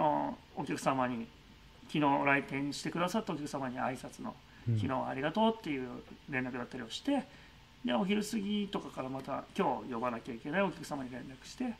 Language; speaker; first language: Japanese; native; Japanese